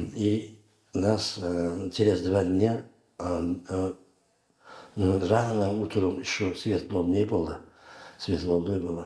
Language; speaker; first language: Russian; non-native, learner; Uzbek